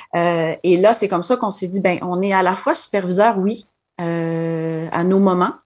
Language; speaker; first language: French; native; French